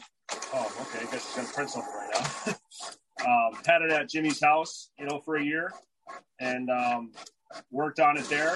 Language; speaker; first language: English; native; English